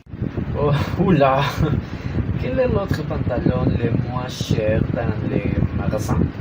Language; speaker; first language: French; non-native, learner; Spanish